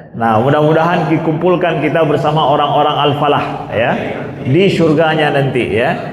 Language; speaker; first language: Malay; non-native, local second language; Achinese